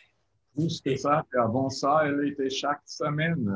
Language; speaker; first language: French; non-native, learner; English